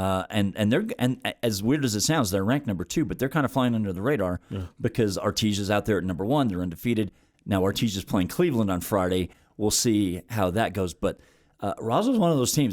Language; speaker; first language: English; native; English